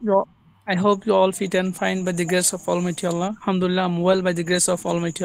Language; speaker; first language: English; non-native, learner; Bangla